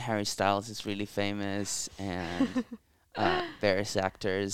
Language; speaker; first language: English; non-native, fluent; Italian